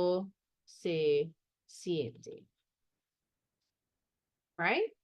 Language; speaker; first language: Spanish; non-native, fluent; English